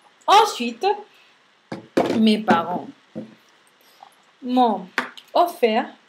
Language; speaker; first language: French; non-native, fluent; Spanish